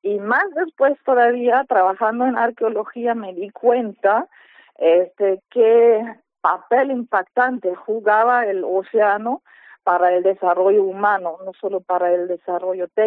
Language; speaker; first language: Spanish; non-native, fluent; German